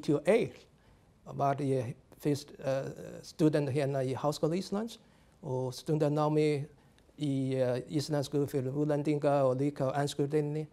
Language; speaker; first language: Icelandic; non-native, learner; Chinese